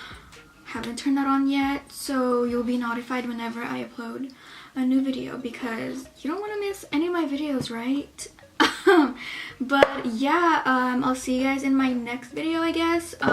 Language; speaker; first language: English; native; English